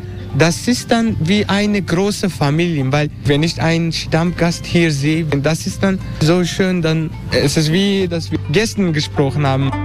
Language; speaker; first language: German; non-native, learner; Turkish